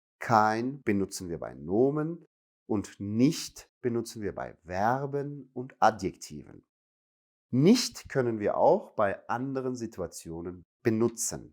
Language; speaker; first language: German; non-native, fluent; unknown